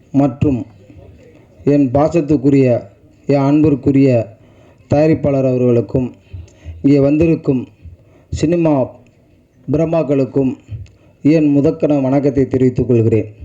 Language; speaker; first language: Tamil; native; Tamil